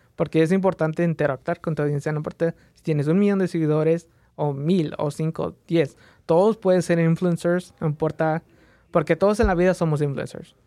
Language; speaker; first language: Spanish; early bilingual, heritage; Spanish